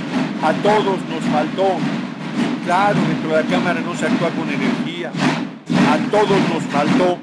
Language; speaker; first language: Spanish; native; Spanish